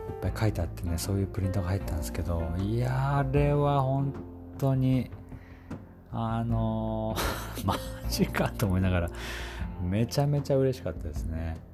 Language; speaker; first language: Japanese; native; Japanese